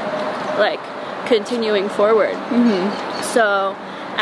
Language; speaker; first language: English; early bilingual, other home language; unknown